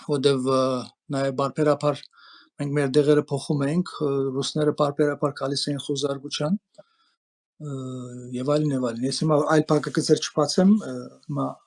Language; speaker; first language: Armenian; early bilingual, heritage; Armenian